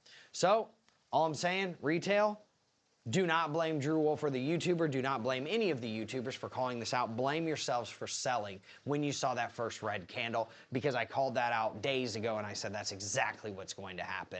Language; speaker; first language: English; native; English